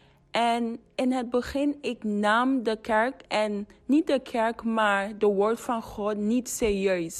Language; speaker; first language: Dutch; non-native, fluent; English